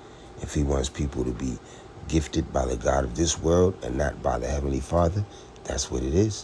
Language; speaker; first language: English; native; English